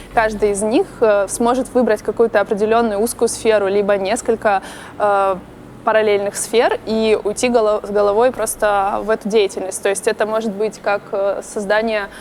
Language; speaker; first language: Russian; native; Russian